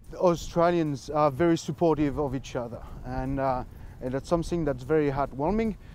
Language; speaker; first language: English; non-native, fluent; French